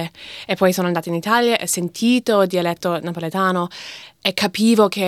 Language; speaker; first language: Italian; non-native, fluent; English